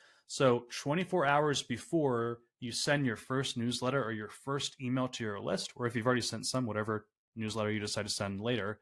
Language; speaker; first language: English; native; English